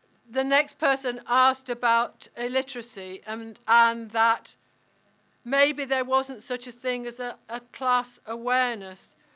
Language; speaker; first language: English; native; English